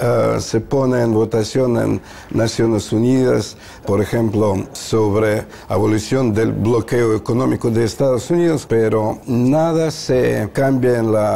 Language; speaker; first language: Spanish; non-native, fluent; Russian